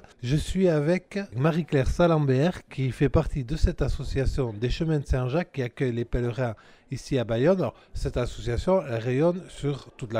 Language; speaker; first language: French; native; French